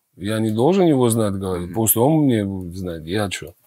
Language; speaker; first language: Russian; non-native, fluent; Georgian